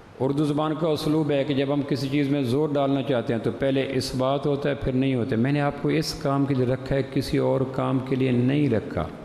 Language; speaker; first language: Urdu; native; Urdu